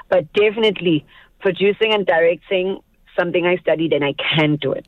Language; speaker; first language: English; non-native, local second language; Zulu